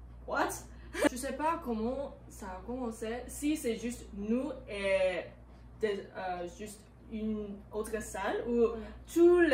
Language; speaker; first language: French; non-native, learner; English